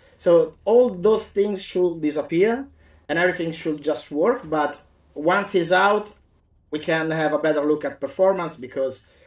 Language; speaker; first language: English; non-native, fluent; Italian